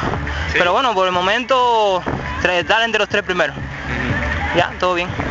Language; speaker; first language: Spanish; native; Spanish